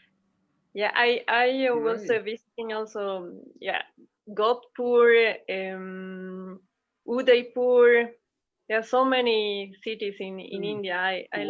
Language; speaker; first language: English; non-native, fluent; Spanish